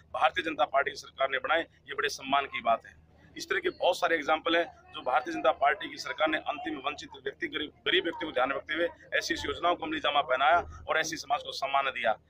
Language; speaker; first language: Hindi; native; Hindi